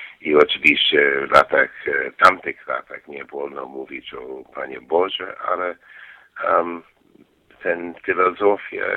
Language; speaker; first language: Polish; non-native, learner; English